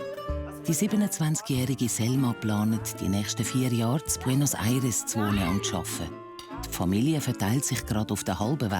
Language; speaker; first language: German; native; German